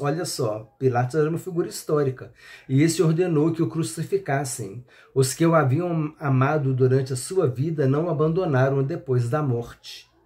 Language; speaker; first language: Portuguese; native; Portuguese